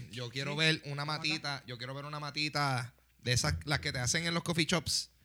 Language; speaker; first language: Spanish; native; Spanish